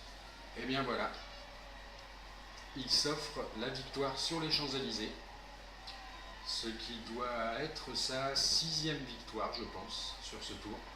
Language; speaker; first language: French; native; French